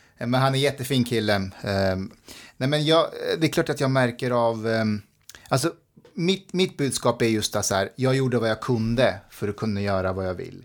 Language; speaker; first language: Swedish; early bilingual, other home language; Persian